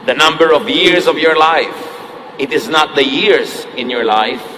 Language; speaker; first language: English; non-native, local second language; Filipino